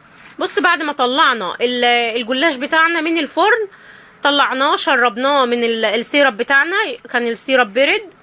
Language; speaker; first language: Arabic; native; Arabic